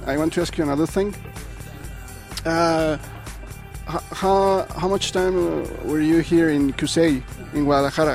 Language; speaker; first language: English; non-native, learner; Spanish